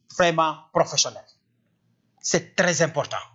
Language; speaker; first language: French; non-native, local second language; Wolof